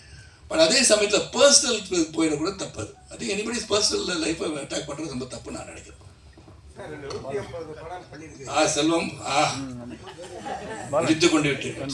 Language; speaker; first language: Tamil; native; Tamil